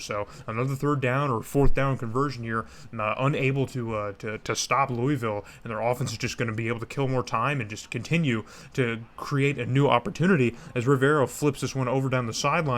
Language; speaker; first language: English; native; English